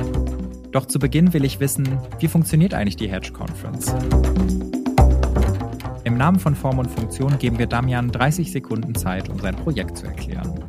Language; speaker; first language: German; native; German